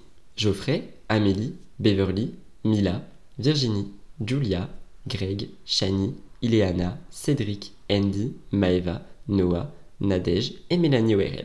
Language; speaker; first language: French; native; French